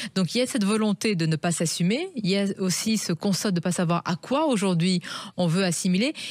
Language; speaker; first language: French; non-native, local second language; Arabic